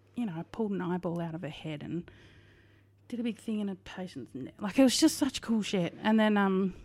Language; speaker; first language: English; native; English